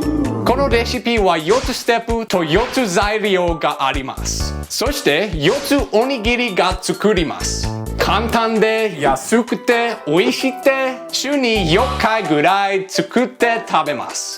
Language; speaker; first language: Japanese; non-native, learner; English